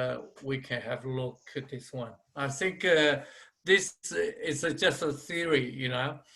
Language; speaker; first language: English; non-native, fluent; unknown